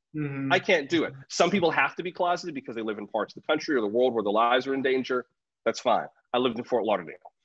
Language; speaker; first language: English; native; English